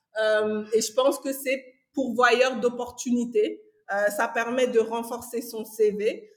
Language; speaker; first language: French; non-native, local second language; Wolof